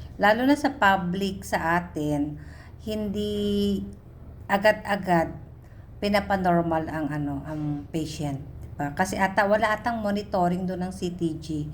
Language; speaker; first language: Filipino; native; Filipino